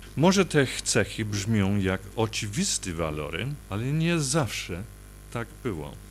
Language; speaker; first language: Polish; non-native, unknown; English